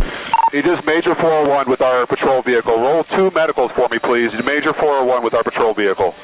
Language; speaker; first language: English; native; English